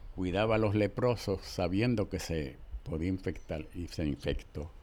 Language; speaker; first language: Spanish; native; Spanish